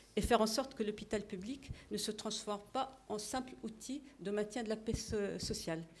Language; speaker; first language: French; non-native, local second language; Arabic